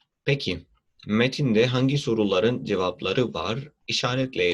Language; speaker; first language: Turkish; non-native, fluent; Urdu